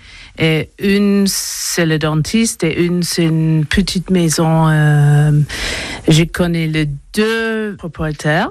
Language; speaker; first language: French; non-native, learner; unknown